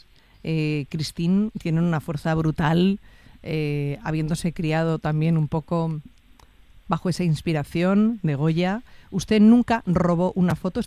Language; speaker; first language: Spanish; native; Spanish